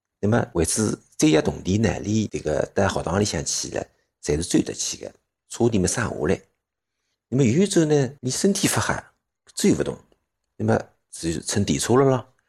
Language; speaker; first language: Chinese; native; Chinese